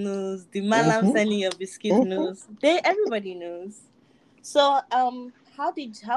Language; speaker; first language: English; non-native, local second language; Yoruba